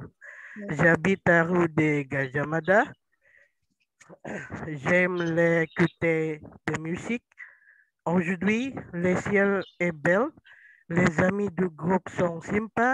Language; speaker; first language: French; non-native, learner; Indonesian